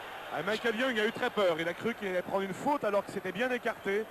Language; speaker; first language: French; native; French